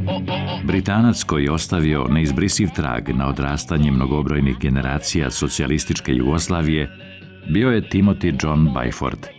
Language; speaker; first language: Bosnian; native; Bosnian